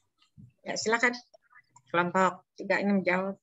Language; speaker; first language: Indonesian; native; Indonesian